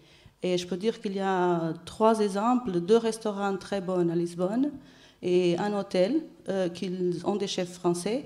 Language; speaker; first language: French; non-native, fluent; Portuguese